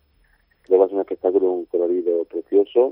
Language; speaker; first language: Spanish; native; Spanish